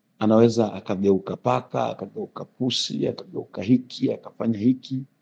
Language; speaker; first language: Swahili; native; Swahili